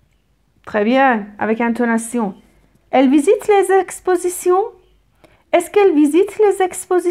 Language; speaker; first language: French; non-native, fluent; Persian